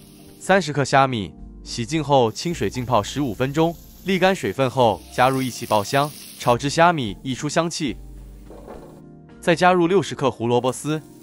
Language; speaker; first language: Chinese; native; Chinese